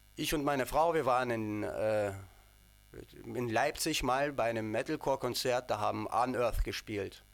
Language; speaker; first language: German; non-native, fluent; Ukrainian